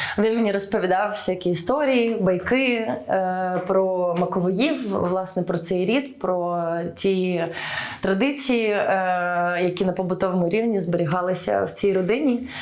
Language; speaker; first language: Ukrainian; early bilingual, heritage; Ukrainian